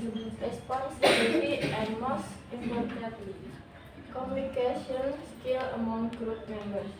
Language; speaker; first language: English; non-native, learner; Indonesian